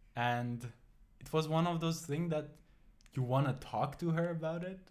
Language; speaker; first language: English; non-native, fluent; Persian